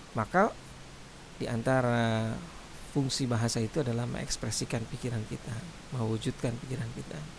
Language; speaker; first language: Indonesian; native; Indonesian